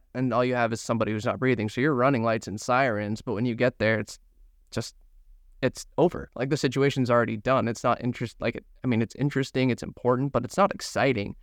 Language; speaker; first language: English; native; English